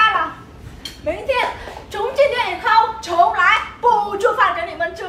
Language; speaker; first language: Chinese; non-native, fluent; Vietnamese